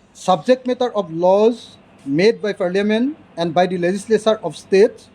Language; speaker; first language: English; non-native, local second language; Assamese